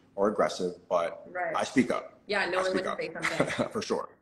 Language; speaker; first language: English; native; English